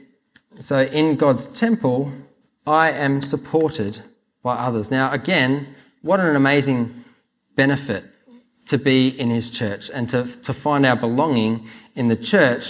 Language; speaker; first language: English; native; English